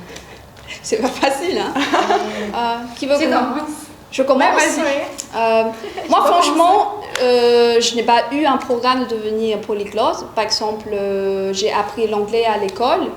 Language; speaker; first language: French; non-native, fluent; Chinese